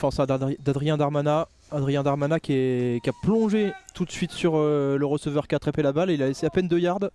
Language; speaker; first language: French; native; French